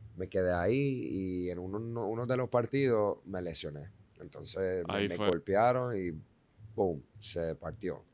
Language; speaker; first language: Spanish; non-native, fluent; Dutch